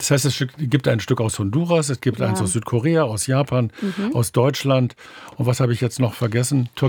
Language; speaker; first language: German; native; German